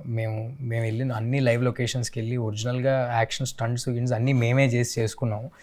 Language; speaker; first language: Telugu; native; Telugu